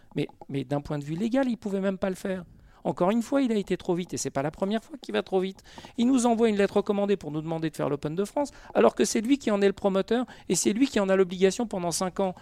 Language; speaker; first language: French; native; French